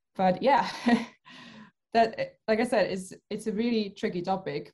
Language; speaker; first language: English; non-native, fluent; Czech